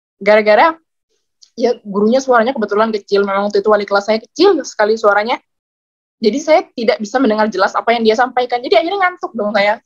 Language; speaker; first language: Indonesian; native; Indonesian